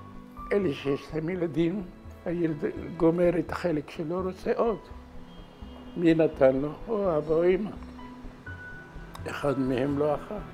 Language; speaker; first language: Hebrew; non-native, fluent; Arabic